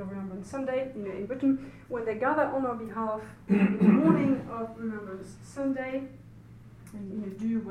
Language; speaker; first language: English; non-native, fluent; French